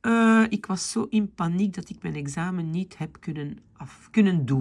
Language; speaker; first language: Dutch; non-native, fluent; French